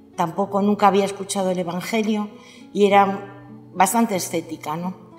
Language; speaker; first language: Spanish; native; Spanish